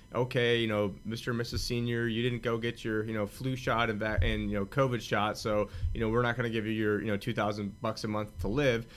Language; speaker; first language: English; native; English